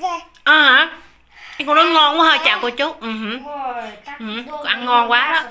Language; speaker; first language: Vietnamese; native; Vietnamese